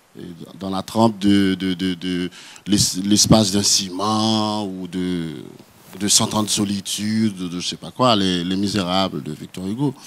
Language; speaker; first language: French; non-native, local second language; Haitian Creole